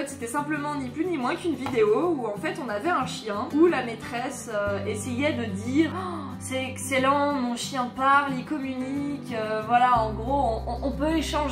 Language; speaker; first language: French; native; French